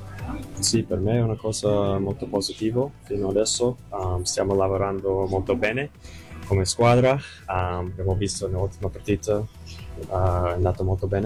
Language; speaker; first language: Italian; non-native, fluent; English